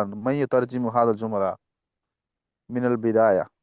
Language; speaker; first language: Arabic; non-native, fluent; Urdu